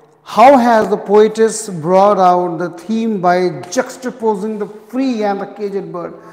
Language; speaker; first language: English; non-native, local second language; Hindi